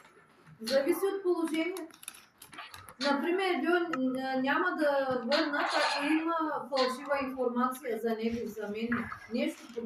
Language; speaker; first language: Bulgarian; non-native, local second language; Turkish